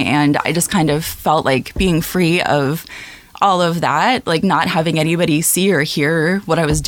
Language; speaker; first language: English; native; English